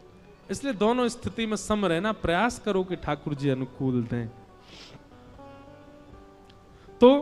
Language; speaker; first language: Hindi; native; Hindi